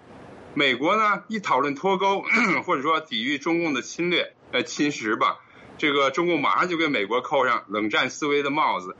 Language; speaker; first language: Chinese; native; Chinese